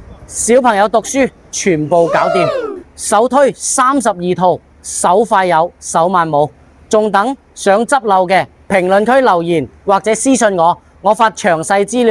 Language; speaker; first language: Cantonese; native; Cantonese